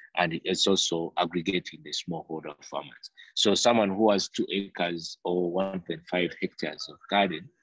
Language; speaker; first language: English; non-native, local second language; Ganda